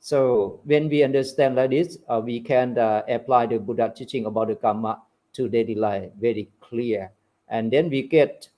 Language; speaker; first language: English; non-native, fluent; Thai